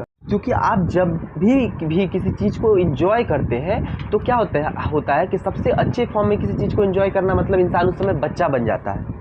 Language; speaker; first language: Hindi; native; Hindi